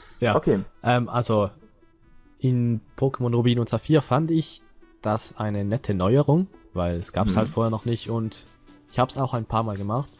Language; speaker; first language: German; native; German